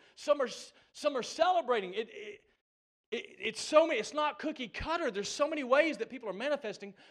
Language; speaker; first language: English; native; English